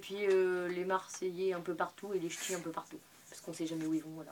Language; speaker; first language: French; native; French